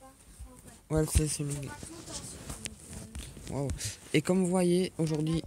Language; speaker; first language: French; native; French